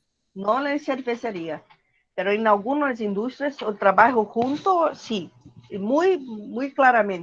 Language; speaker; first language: Spanish; non-native, learner; Portuguese